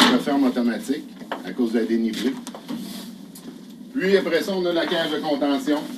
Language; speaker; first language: French; native; French